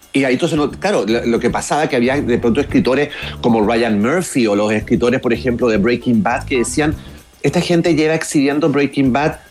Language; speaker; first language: Spanish; native; Spanish